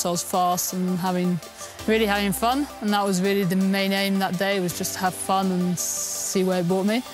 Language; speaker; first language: English; early bilingual, heritage; English